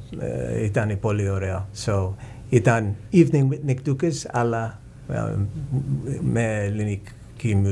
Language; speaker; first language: Greek; early bilingual, heritage; English